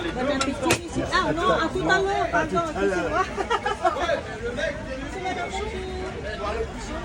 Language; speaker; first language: French; non-native, learner; Thai